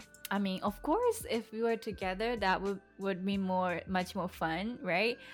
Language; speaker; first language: English; non-native, fluent; Japanese